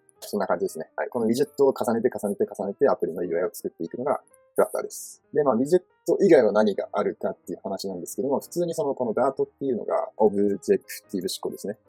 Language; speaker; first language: Japanese; native; Japanese